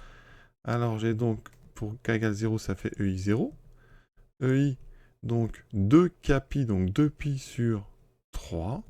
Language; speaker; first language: French; native; French